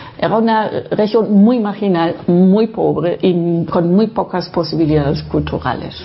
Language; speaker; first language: Spanish; non-native, fluent; Low German